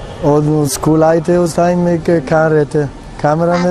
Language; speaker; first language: Hindi; non-native, learner; English